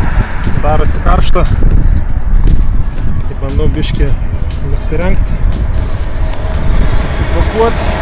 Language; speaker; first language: Lithuanian; native; Lithuanian